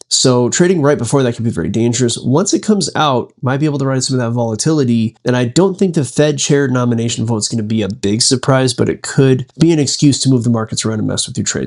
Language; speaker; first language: English; native; English